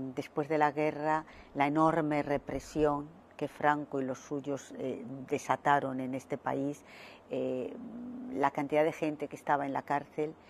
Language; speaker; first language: Spanish; native; Spanish